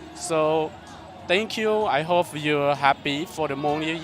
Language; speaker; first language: English; non-native, learner; Hmong